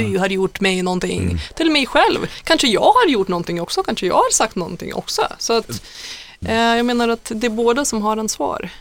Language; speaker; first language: Swedish; non-native, fluent; Lithuanian